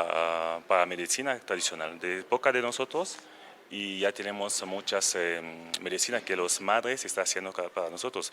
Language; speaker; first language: Spanish; non-native, learner; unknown